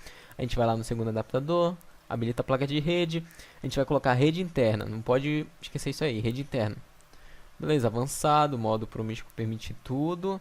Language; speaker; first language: Portuguese; native; Portuguese